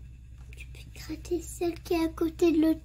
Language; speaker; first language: French; native; French